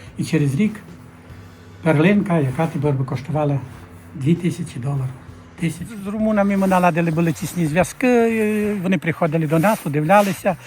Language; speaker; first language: Ukrainian; native; Ukrainian